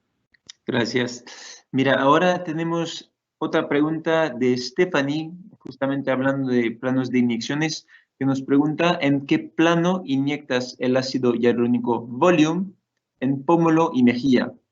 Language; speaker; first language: Spanish; non-native, fluent; Portuguese